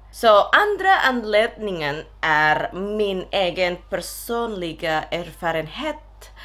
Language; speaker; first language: Swedish; non-native, learner; Indonesian